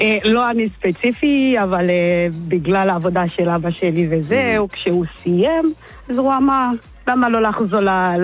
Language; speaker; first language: Hebrew; non-native, fluent; English